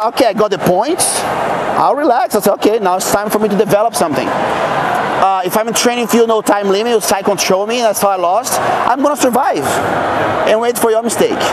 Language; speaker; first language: English; non-native, fluent; Portuguese